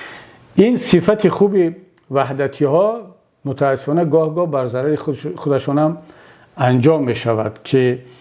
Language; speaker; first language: Persian; native; Persian